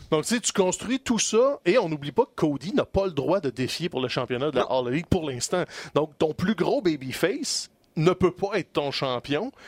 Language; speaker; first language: French; native; French